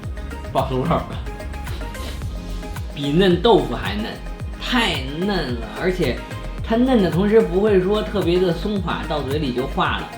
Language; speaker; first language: Chinese; native; Chinese